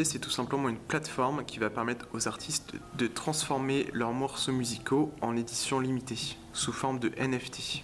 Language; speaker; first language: French; native; French